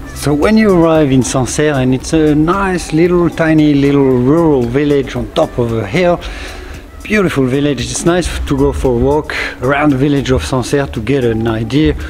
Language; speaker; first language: English; non-native, fluent; French